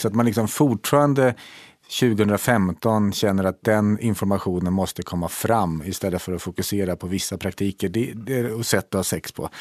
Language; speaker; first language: Swedish; native; Swedish